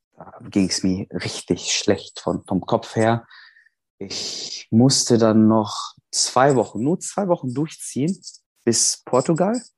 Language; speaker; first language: German; non-native, fluent; Arabic